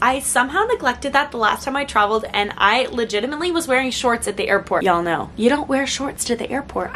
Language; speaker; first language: English; native; English